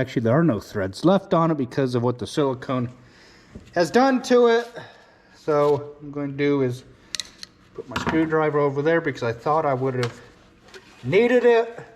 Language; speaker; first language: English; native; English